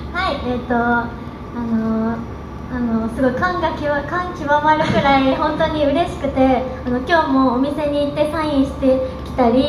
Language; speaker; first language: Japanese; native; Japanese